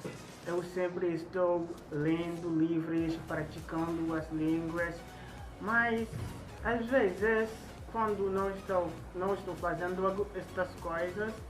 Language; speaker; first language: Portuguese; non-native, learner; Haitian Creole